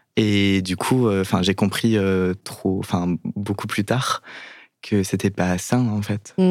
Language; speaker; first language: French; native; French